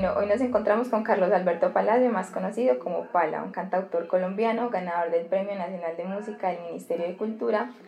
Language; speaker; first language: Spanish; native; Spanish